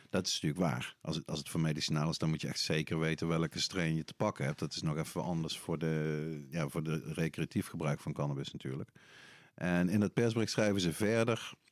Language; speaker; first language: Dutch; native; Dutch